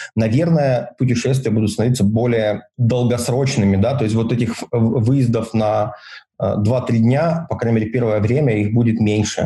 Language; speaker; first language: Russian; native; Russian